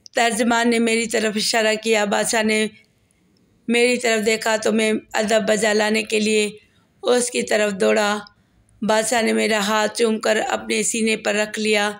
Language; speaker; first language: Urdu; native; Urdu